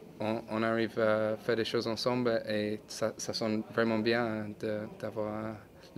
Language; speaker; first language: French; non-native, fluent; English